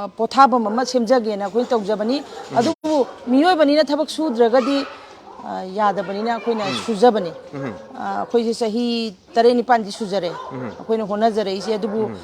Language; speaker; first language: Manipuri; native; Manipuri